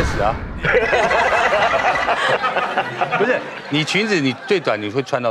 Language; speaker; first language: Chinese; native; Chinese